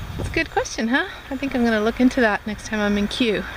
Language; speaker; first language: English; native; English